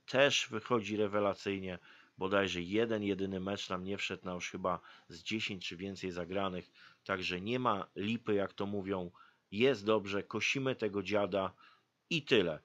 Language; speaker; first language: Polish; native; Polish